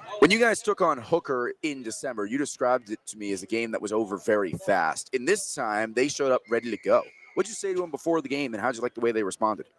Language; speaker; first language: English; native; English